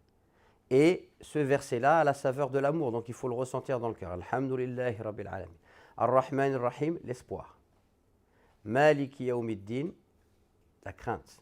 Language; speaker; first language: French; native; French